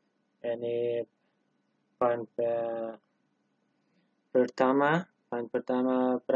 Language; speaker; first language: Indonesian; non-native, learner; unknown